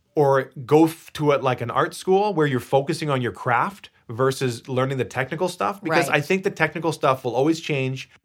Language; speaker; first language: English; native; English